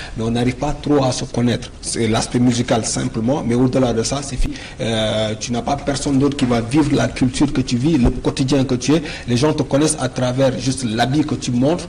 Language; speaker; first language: French; non-native, local second language; Wolof